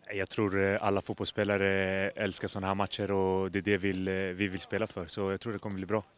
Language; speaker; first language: Swedish; early bilingual, other home language; Greek